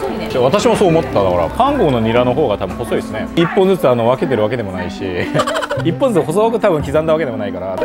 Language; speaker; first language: Japanese; non-native, fluent; Korean